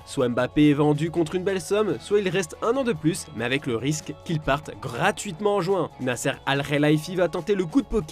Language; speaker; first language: French; native; French